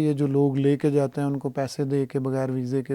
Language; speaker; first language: Urdu; native; Urdu